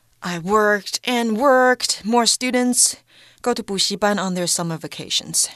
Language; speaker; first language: English; non-native, fluent; Chinese